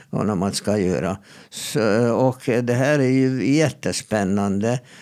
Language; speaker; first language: Swedish; non-native, fluent; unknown